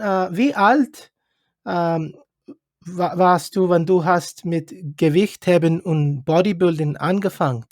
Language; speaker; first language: German; non-native, learner; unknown